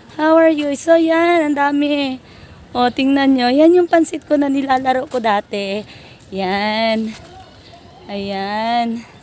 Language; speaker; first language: Filipino; non-native, local second language; Cebuano